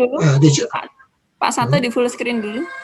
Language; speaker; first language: Indonesian; native; Indonesian